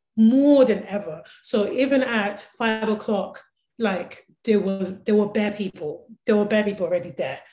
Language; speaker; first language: English; native; English